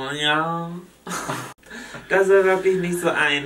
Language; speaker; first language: German; native; German